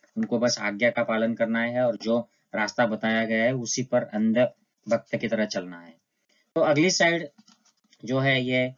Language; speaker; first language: Hindi; non-native, local second language; Marathi